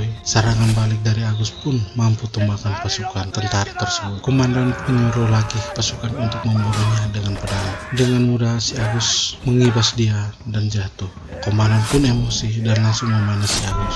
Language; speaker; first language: Indonesian; native; Indonesian